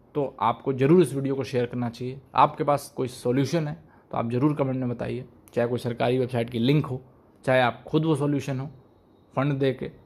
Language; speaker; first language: Hindi; native; Hindi